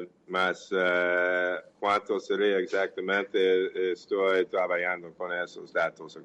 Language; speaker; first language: Portuguese; non-native, fluent; English